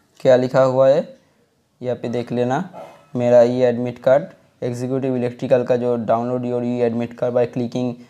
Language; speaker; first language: Hindi; non-native, local second language; Bangla